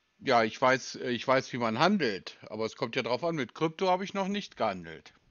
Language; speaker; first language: German; native; German